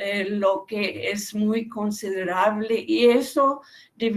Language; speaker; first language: Spanish; non-native, fluent; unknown